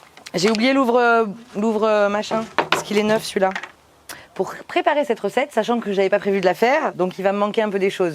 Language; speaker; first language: French; native; French